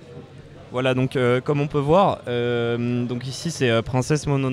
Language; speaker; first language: French; native; French